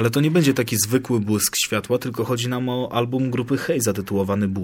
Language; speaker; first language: Polish; native; Polish